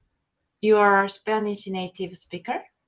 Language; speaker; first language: English; non-native, learner; Korean